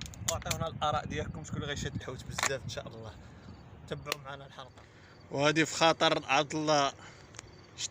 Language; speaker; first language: Arabic; native; Arabic